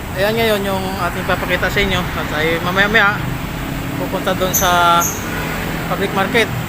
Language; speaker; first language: Filipino; native; Filipino